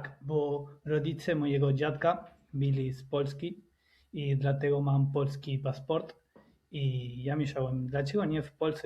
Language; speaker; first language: Polish; non-native, learner; Spanish